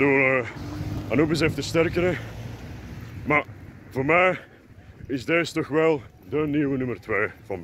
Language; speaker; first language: Dutch; native; Dutch